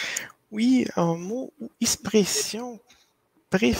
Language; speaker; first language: French; non-native, fluent; Portuguese